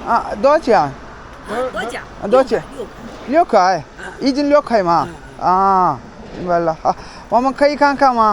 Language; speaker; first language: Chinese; non-native, learner; Malayalam